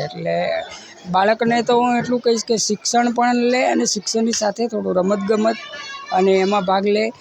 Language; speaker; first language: Gujarati; native; Gujarati